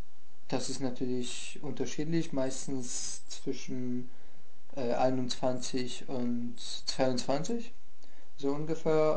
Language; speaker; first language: German; non-native, fluent; Polish